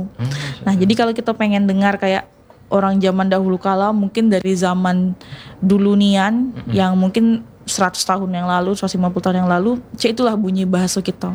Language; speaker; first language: Indonesian; non-native, local second language; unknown